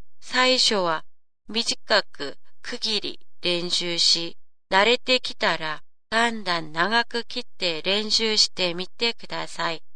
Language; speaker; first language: Japanese; non-native, fluent; Korean